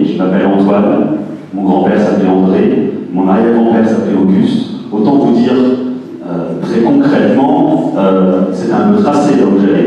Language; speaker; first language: French; native; French